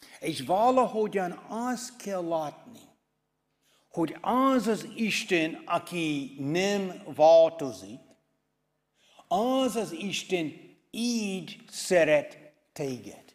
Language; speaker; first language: Hungarian; non-native, fluent; English